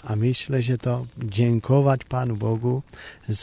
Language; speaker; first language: Polish; non-native, learner; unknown